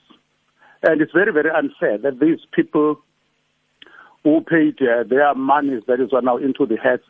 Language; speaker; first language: English; non-native, local second language; Zulu